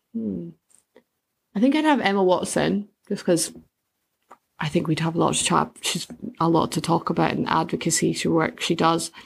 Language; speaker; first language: English; native; English